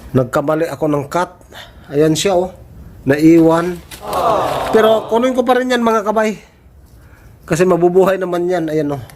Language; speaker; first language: Filipino; native; Filipino